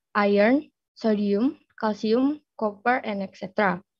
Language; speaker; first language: English; non-native, fluent; Indonesian